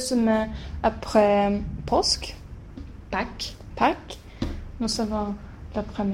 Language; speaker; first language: French; non-native, learner; Swedish